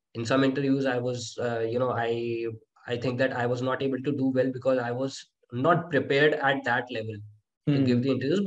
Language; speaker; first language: English; non-native, local second language; Hindi